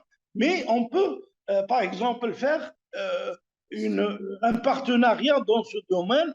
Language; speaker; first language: French; non-native, local second language; Arabic